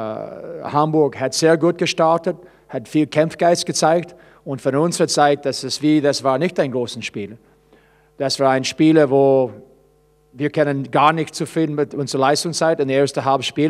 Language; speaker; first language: German; non-native, fluent; English